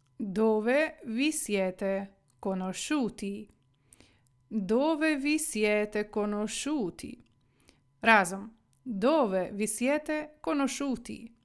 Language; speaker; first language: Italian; non-native, fluent; Ukrainian